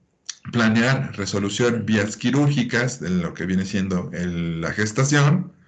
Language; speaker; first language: Spanish; native; Spanish